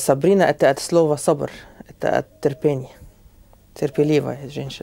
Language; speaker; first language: Ukrainian; non-native, learner; Arabic